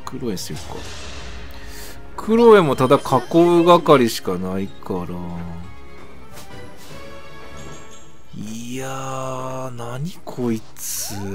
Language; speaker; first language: Japanese; native; Japanese